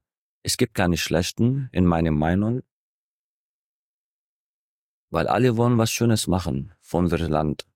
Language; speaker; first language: German; non-native, fluent; Arabic